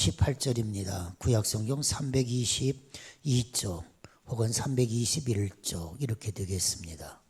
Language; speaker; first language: Korean; native; Korean